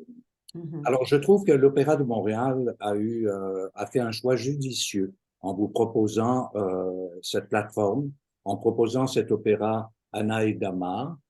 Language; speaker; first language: French; native; French